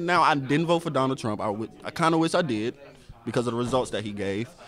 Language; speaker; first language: English; native; English